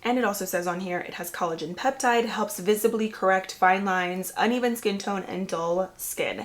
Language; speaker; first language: English; native; English